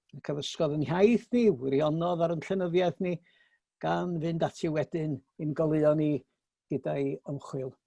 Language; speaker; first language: Welsh; native; Welsh